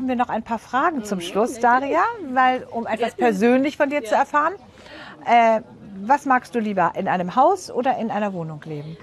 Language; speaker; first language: German; native; German